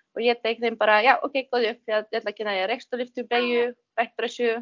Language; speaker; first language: Icelandic; non-native, fluent; Czech